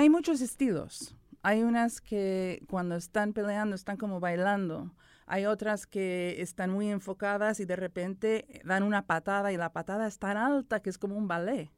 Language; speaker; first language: Spanish; early bilingual, other home language; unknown